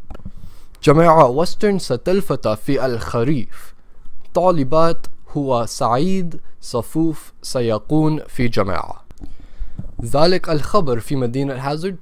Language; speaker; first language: Arabic; non-native, learner; English